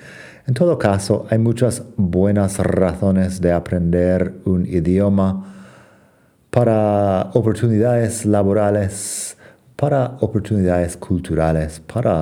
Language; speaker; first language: Spanish; non-native, fluent; English